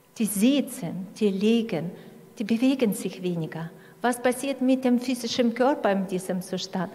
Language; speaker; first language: German; non-native, fluent; Russian